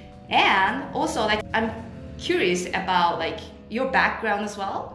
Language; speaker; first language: English; non-native, fluent; Japanese